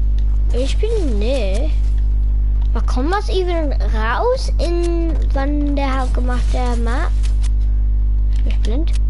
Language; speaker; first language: German; non-native, learner; English